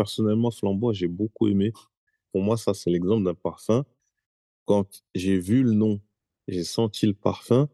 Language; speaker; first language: French; native; French